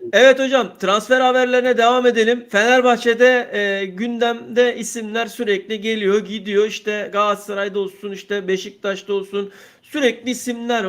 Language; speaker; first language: Turkish; native; Turkish